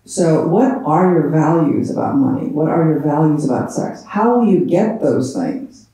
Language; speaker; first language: English; native; English